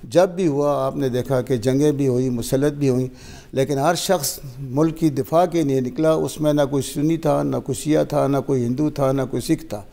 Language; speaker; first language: Urdu; non-native, local second language; Pashto